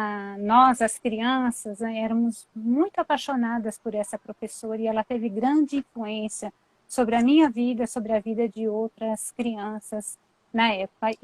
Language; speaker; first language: Portuguese; native; Portuguese